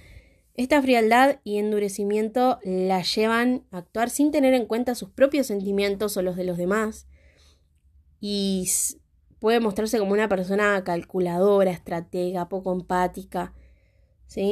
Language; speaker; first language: Spanish; native; Spanish